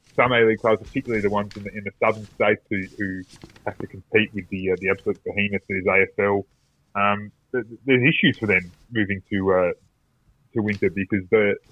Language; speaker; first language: English; native; English